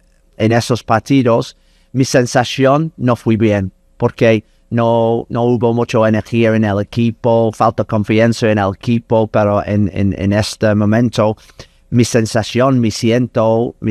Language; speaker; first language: Spanish; non-native, learner; English